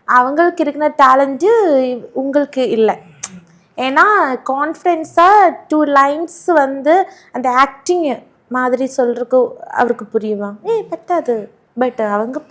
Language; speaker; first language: Tamil; non-native, local second language; Malayalam